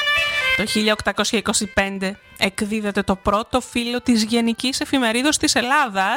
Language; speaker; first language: Greek; native; Greek